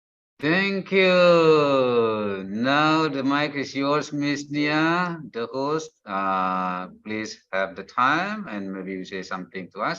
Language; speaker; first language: English; non-native, fluent; Indonesian